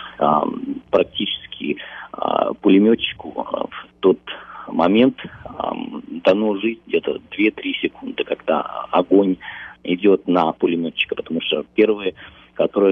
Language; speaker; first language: Russian; early bilingual, heritage; Russian